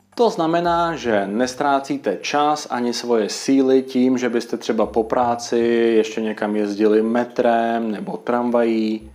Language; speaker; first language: Czech; native; Czech